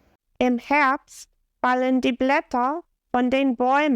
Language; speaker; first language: German; non-native, fluent; English